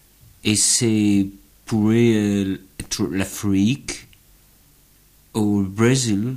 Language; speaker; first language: French; non-native, learner; English